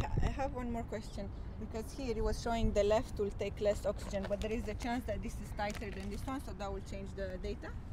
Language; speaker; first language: English; non-native, fluent; Romanian